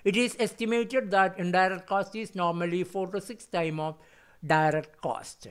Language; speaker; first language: English; non-native, local second language; Malayalam